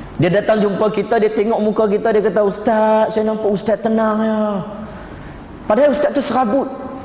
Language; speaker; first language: Malay; native; Malay